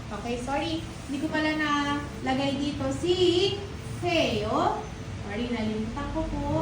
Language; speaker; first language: Filipino; native; Filipino